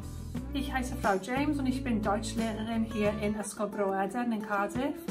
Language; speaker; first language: German; non-native, fluent; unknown